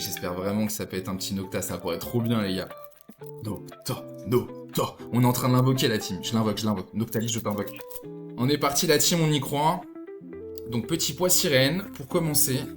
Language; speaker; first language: French; native; French